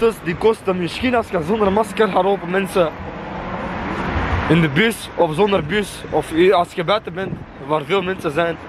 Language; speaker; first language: Dutch; non-native, local second language; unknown